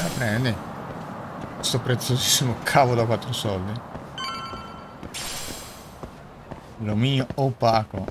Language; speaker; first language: Italian; native; Italian